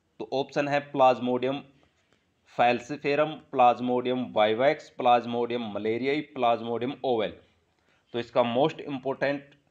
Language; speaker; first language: Hindi; native; Hindi